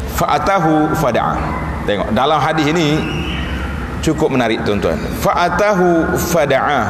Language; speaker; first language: Malay; native; Malay